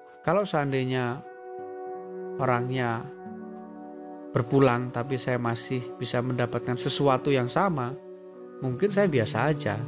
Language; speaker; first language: Indonesian; native; Indonesian